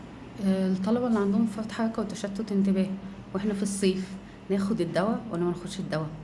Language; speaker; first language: Arabic; native; Arabic